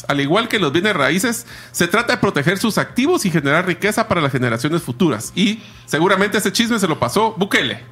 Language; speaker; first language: Spanish; native; Spanish